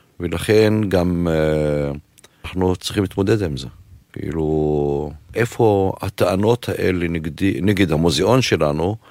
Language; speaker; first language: Hebrew; non-native, local second language; Arabic